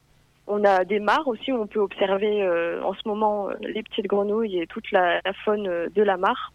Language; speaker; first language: French; native; French